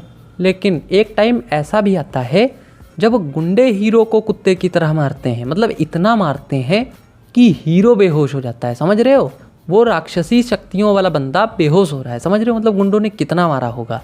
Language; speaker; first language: Hindi; native; Hindi